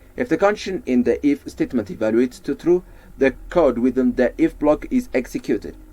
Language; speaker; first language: English; non-native, local second language; Amharic